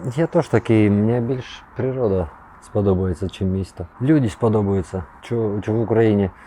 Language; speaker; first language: Ukrainian; non-native, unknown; Latvian